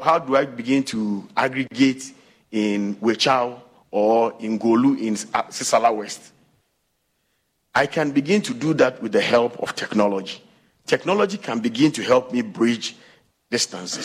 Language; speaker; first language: English; non-native, local second language; Akan